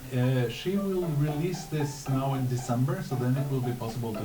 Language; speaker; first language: English; non-native, fluent; Norwegian